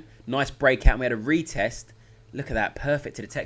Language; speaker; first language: English; native; English